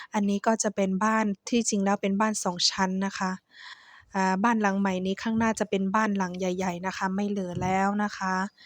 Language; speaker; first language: Thai; non-native, local second language; Shan